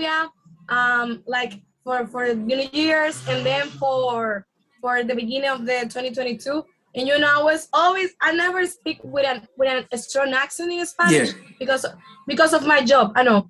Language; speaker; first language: English; non-native, fluent; Spanish